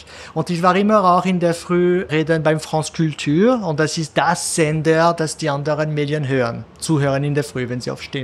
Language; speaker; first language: German; non-native, fluent; French